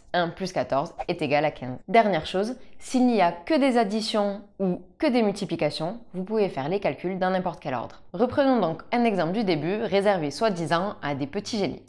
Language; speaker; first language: French; native; French